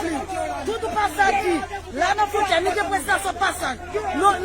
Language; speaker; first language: Portuguese; non-native, learner; Haitian Creole